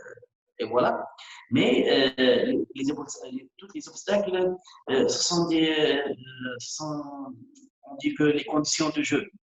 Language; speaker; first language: French; non-native, local second language; Arabic